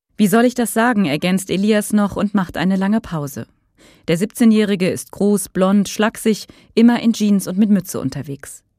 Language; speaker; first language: German; native; German